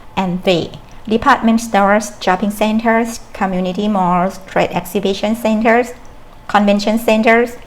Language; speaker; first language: English; non-native, fluent; Thai